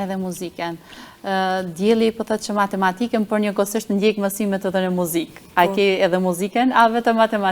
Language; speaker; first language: Albanian; native; Albanian